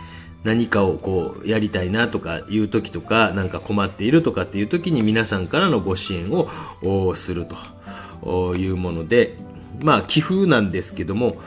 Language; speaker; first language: Japanese; native; Japanese